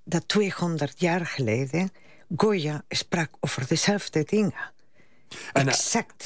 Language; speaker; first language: Dutch; non-native, fluent; Spanish